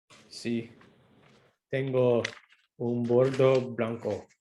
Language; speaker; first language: Spanish; non-native, learner; English